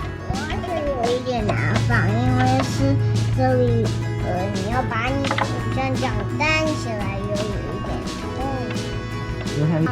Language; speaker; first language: Chinese; early bilingual, heritage; Chinese